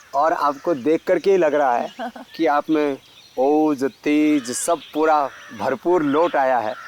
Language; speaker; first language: Hindi; native; Hindi